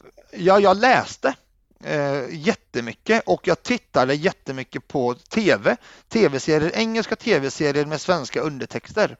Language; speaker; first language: Swedish; early bilingual, other home language; Arabic